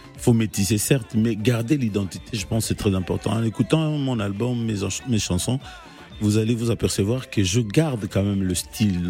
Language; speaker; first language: French; non-native, local second language; Lingala